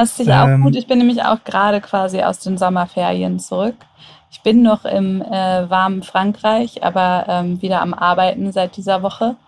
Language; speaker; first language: German; native; German